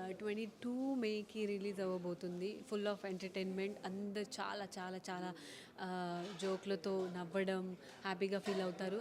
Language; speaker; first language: Telugu; non-native, fluent; Hindi